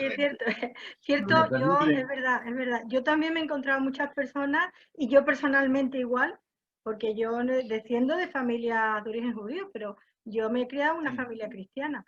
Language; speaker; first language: Spanish; native; Spanish